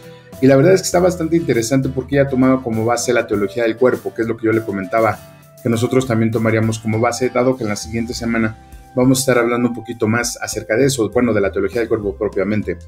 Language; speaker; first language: Spanish; native; Spanish